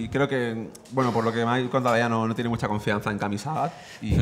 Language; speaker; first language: Spanish; native; Spanish